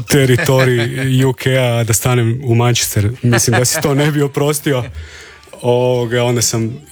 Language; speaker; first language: Serbian; native; Serbian